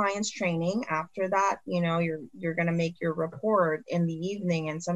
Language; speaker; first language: English; non-native, local second language; Filipino